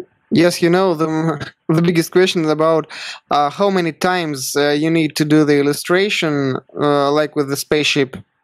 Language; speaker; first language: English; non-native, learner; Russian